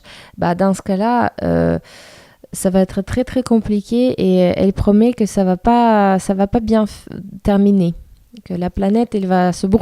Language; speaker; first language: French; non-native, fluent; Russian